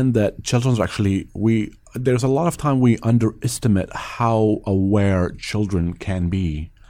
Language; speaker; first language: English; early bilingual, other home language; Persian